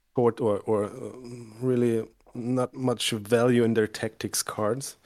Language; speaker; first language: English; non-native, fluent; German